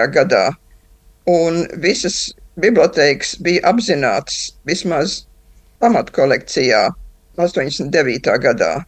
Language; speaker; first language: Latvian; early bilingual, heritage; Latvian